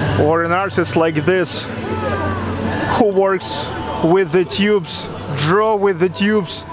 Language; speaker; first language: English; non-native, learner; Russian